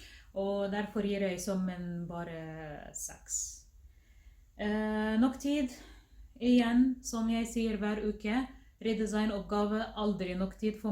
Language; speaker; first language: Norwegian; non-native, fluent; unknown